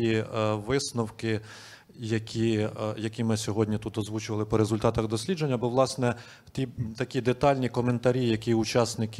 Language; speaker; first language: Ukrainian; native; Ukrainian